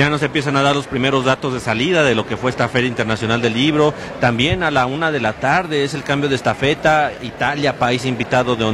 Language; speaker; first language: Spanish; native; Spanish